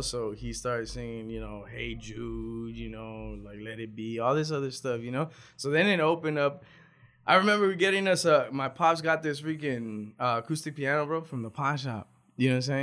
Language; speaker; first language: English; native; English